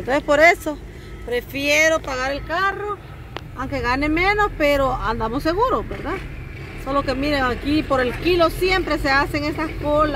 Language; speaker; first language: Spanish; native; Spanish